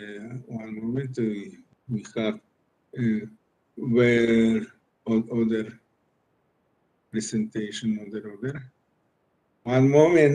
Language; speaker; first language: English; non-native, learner; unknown